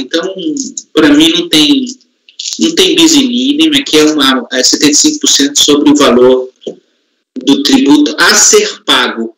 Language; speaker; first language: Portuguese; native; Portuguese